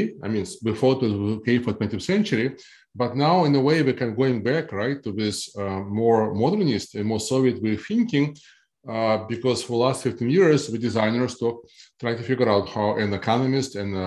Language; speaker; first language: English; non-native, fluent; Russian